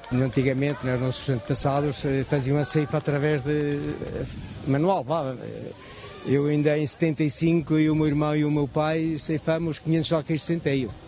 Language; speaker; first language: Portuguese; native; Portuguese